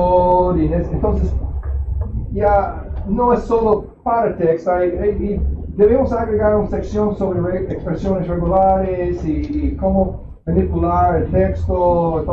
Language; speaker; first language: Spanish; non-native, fluent; English